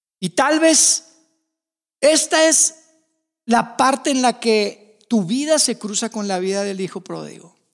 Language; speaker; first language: Spanish; native; Spanish